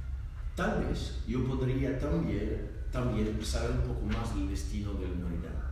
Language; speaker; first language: Spanish; non-native, learner; French